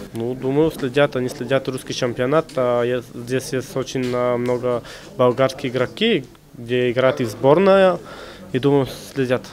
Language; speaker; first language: Russian; non-native, learner; Bulgarian